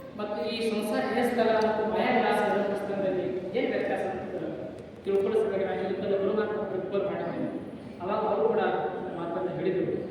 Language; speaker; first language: Kannada; non-native, local second language; Marathi